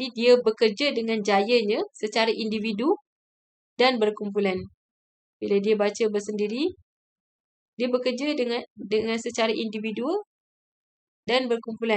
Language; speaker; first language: Malay; native; Malay